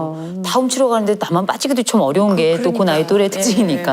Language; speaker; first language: Korean; native; Korean